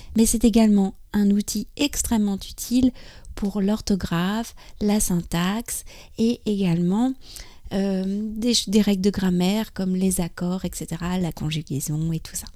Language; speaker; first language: French; native; French